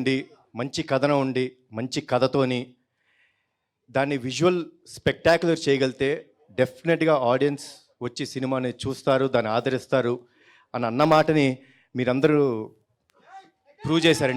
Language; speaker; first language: Telugu; native; Telugu